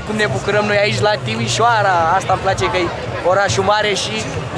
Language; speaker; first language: Romanian; native; Romanian